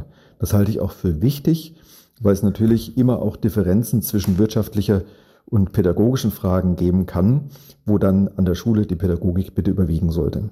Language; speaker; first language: German; native; German